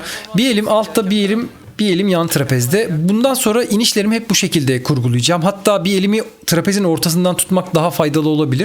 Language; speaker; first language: Turkish; native; Turkish